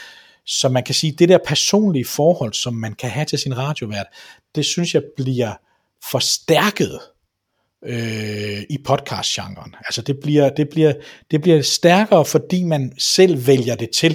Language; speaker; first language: Danish; native; Danish